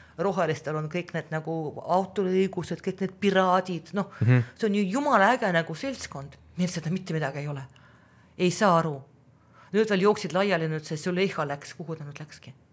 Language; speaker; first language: Estonian; non-native, local second language; Russian